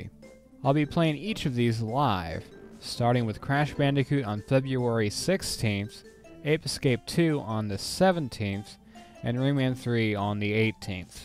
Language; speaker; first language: English; native; English